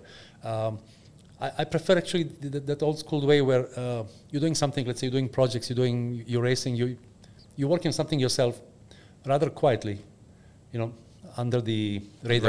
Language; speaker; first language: English; non-native, fluent; Bosnian